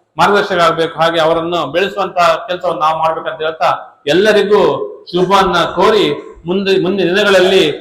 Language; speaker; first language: Kannada; native; Kannada